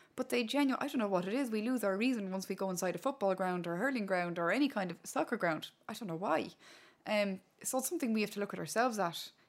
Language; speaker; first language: English; non-native, local second language; Irish